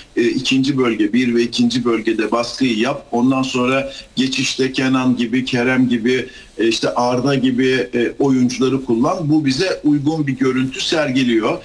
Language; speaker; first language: Turkish; native; Turkish